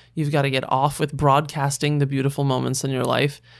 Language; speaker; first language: English; native; English